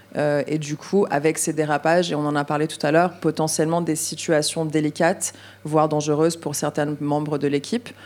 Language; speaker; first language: French; native; French